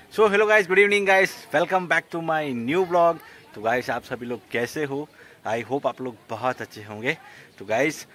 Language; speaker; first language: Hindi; non-native, local second language; Gujarati